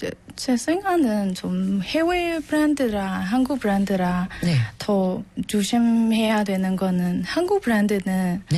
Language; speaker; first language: Korean; non-native, learner; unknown